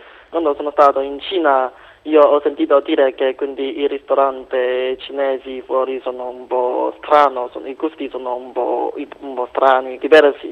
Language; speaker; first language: Italian; non-native, fluent; Chinese